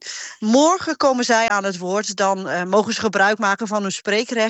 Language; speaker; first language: Dutch; native; Dutch